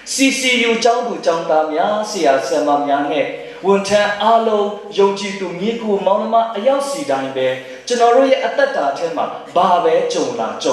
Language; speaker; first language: Burmese; non-native, local second language; Hakha Chin